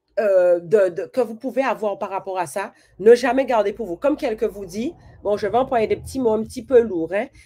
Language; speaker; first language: French; native; French